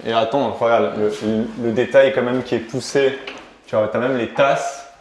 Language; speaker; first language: French; early bilingual, other home language; Romanian